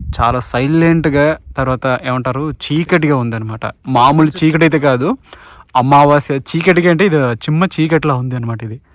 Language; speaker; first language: Telugu; native; Telugu